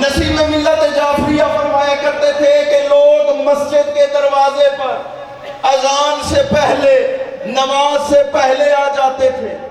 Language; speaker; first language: Urdu; non-native, local second language; Saraiki